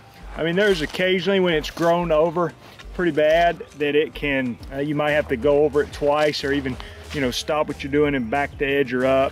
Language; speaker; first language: English; native; English